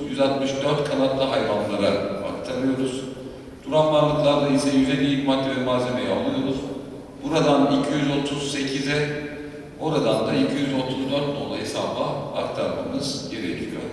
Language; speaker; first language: Turkish; native; Turkish